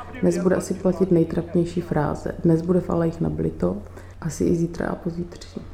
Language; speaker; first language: Czech; native; Czech